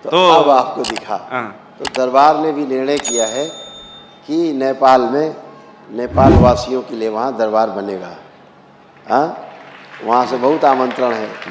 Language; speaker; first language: Hindi; native; Hindi